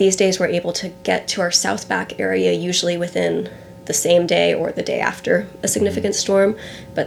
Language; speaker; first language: English; native; English